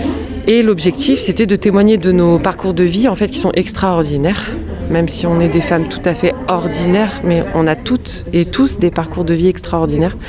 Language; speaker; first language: French; native; French